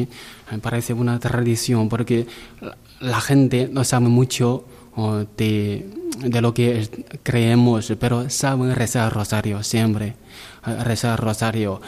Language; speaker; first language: Spanish; non-native, learner; Chinese